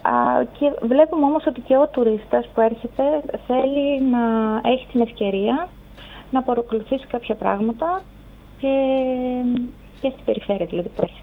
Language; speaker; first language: Greek; native; Greek